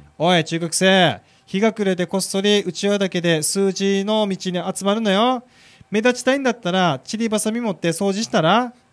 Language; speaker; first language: Japanese; native; Japanese